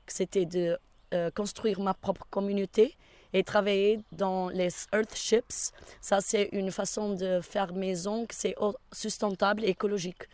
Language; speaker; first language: French; non-native, fluent; Portuguese